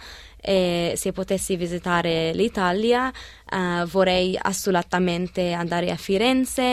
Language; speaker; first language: Italian; early bilingual, other home language; Arabic